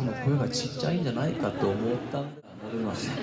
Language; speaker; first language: Japanese; non-native, fluent; Korean